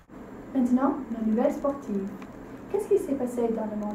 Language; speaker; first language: French; non-native, learner; English